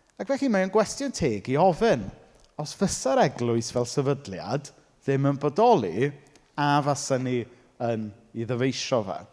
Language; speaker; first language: Welsh; native; Welsh